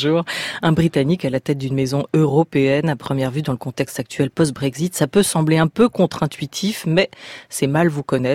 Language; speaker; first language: French; native; French